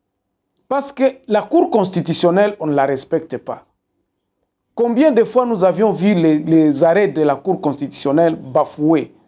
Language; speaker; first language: French; non-native, local second language; Lingala